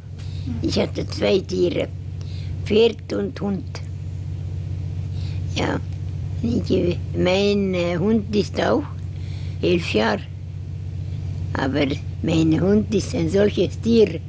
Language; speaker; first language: German; non-native, learner; Estonian